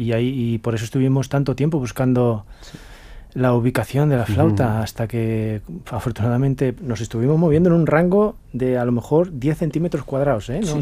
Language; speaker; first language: Spanish; native; Spanish